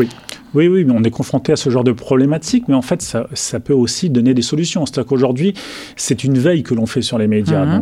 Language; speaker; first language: French; native; French